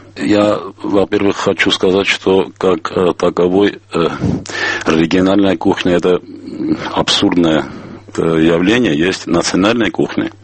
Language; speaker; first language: Russian; non-native, local second language; Armenian